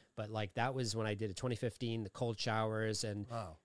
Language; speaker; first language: English; native; English